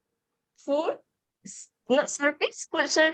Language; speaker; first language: English; non-native, learner; Indonesian